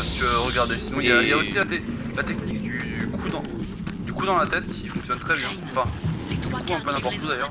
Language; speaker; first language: French; native; French